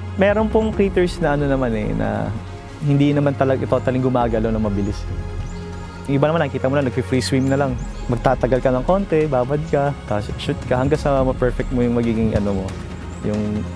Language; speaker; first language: Filipino; native; Filipino